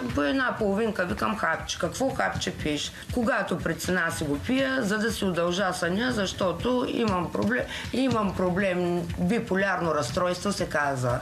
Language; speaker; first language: Bulgarian; native; Bulgarian